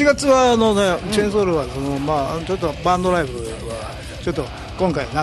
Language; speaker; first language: Japanese; native; Japanese